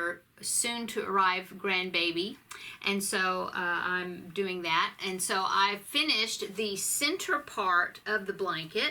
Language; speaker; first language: English; native; English